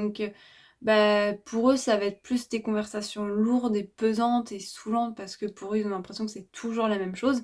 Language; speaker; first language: French; native; French